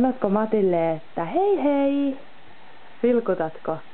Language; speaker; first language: Finnish; native; Finnish